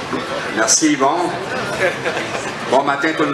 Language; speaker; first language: French; native; French